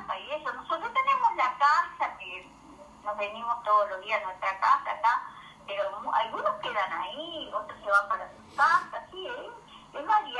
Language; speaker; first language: Spanish; native; Spanish